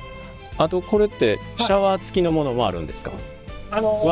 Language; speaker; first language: Japanese; native; Japanese